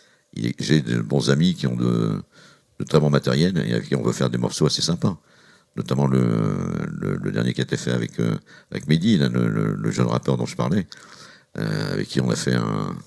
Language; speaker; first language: French; native; French